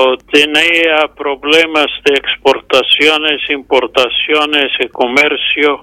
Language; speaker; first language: Spanish; non-native, fluent; English